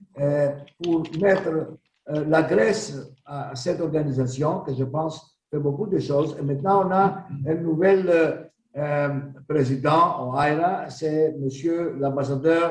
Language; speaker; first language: French; non-native, learner; Greek